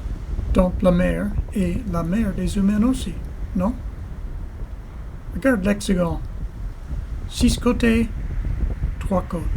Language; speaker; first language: French; non-native, fluent; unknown